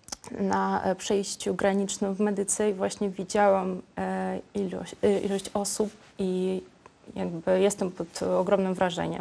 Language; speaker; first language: Polish; non-native, local second language; Ukrainian